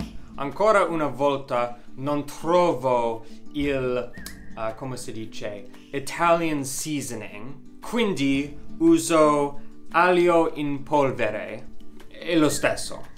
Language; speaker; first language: Italian; non-native, learner; English